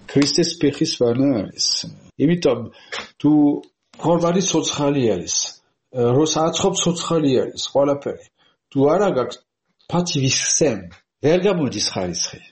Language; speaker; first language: Georgian; non-native, learner; French